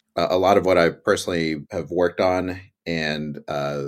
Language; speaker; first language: English; native; English